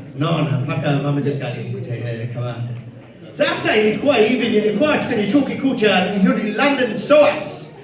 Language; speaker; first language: Swahili; non-native, fluent; English